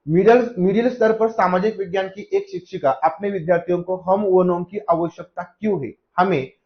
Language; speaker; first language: Hindi; non-native, local second language; Marathi